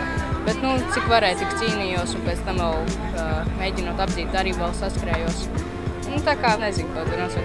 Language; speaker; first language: Latvian; native; Latvian